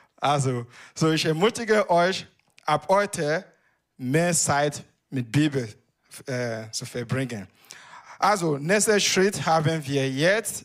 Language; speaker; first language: German; non-native, learner; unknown